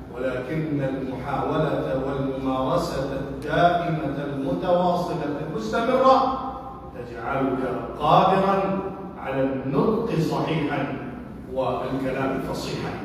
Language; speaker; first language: Arabic; non-native, fluent; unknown